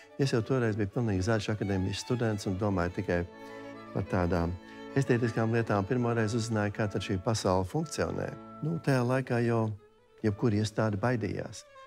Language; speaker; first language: Latvian; native; Latvian